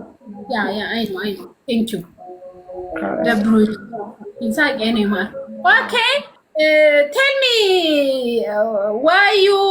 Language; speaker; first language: English; non-native, learner; Amharic